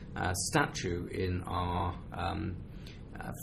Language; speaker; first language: English; native; English